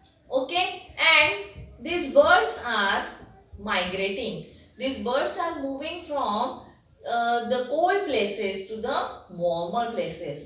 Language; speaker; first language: English; non-native, local second language; Marathi